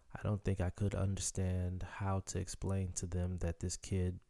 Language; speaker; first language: English; early bilingual, other home language; Haitian Creole